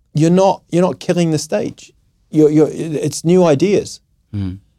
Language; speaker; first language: English; native; English